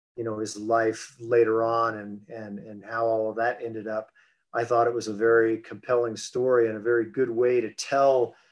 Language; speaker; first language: English; native; English